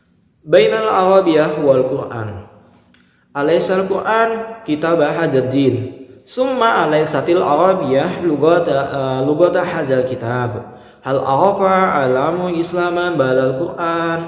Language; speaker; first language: Arabic; non-native, learner; Indonesian